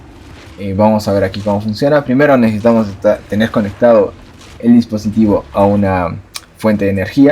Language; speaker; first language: Spanish; native; Spanish